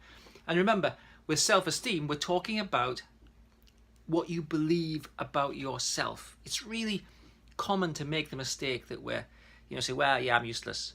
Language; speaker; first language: English; native; English